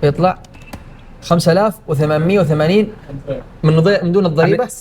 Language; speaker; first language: Arabic; native; Arabic